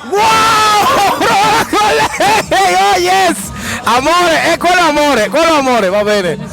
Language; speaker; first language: Italian; non-native, fluent; Spanish